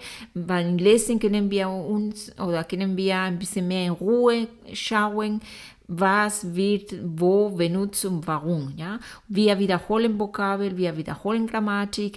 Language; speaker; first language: German; non-native, fluent; Spanish